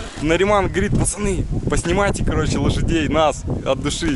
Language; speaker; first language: Russian; native; Russian